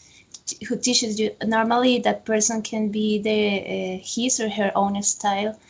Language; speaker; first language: English; non-native, fluent; Spanish